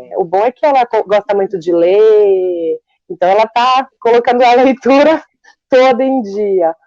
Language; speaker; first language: Portuguese; native; Portuguese